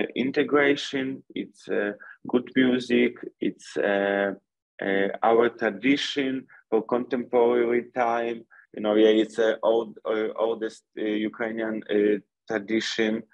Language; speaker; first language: English; non-native, learner; Ukrainian